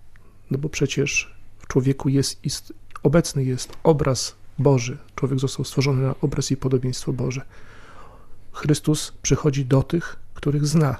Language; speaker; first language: Polish; native; Polish